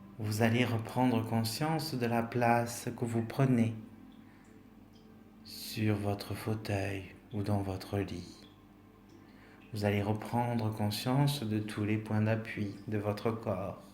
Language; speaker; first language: French; native; French